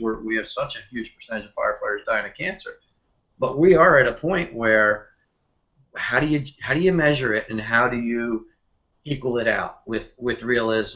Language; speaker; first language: English; native; English